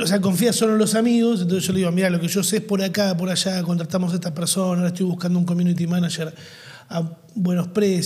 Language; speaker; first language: Spanish; native; Spanish